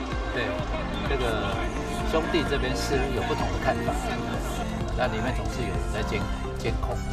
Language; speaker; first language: Chinese; native; Chinese